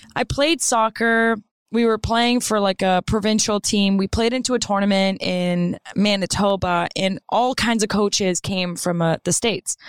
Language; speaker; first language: English; non-native, fluent; French